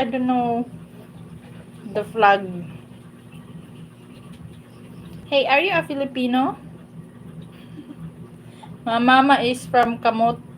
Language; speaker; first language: English; non-native, local second language; Cebuano